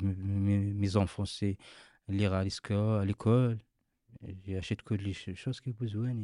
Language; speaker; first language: French; non-native, learner; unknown